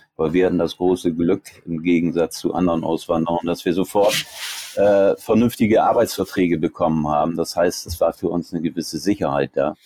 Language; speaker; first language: German; native; German